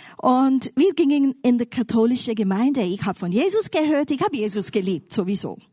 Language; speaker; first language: German; non-native, fluent; English